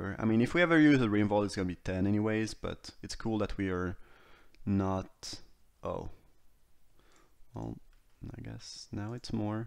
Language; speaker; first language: English; non-native, fluent; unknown